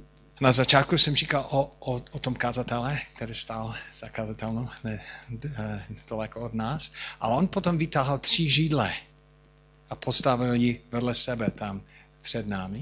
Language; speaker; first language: Czech; non-native, fluent; English